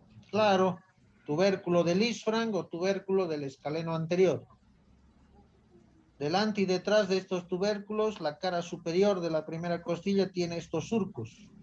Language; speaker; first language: Spanish; native; Spanish